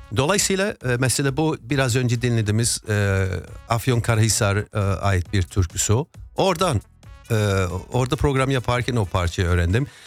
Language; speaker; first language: Turkish; non-native, fluent; English